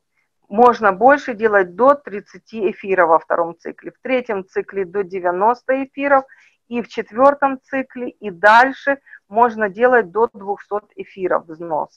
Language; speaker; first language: Russian; native; Russian